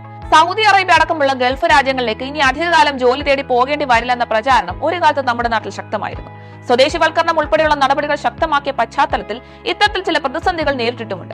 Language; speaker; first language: Malayalam; native; Malayalam